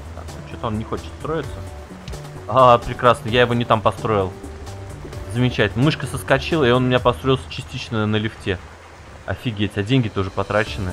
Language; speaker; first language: Russian; native; Russian